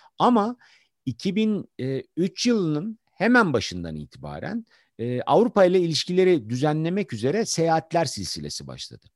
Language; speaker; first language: Turkish; native; Turkish